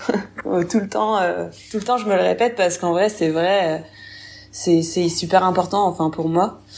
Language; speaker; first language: French; native; French